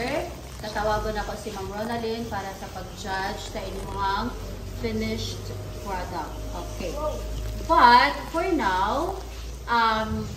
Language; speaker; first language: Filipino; non-native, local second language; Waray